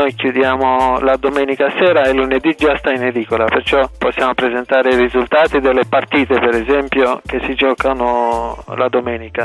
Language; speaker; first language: Italian; non-native, fluent; Romanian